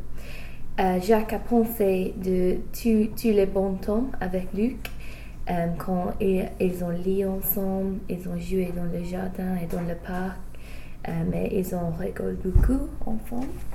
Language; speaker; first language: French; non-native, learner; English